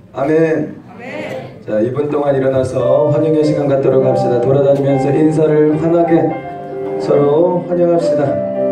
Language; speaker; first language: Korean; native; Korean